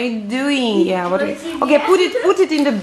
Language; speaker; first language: English; non-native, fluent; Russian